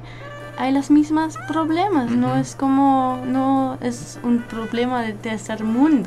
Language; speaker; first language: Spanish; non-native, learner; German